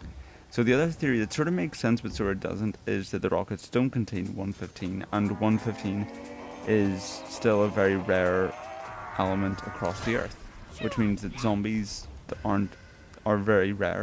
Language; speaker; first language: English; native; English